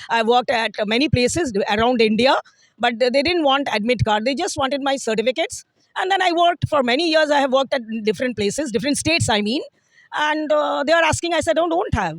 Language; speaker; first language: English; non-native, local second language; Bangla